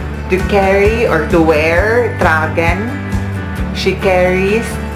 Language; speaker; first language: English; non-native, local second language; Filipino